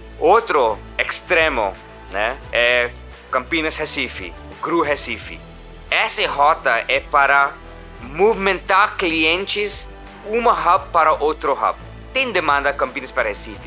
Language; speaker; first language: Portuguese; non-native, learner; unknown